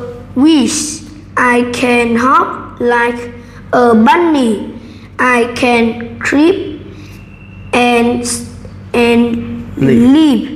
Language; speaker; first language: English; non-native, learner; Vietnamese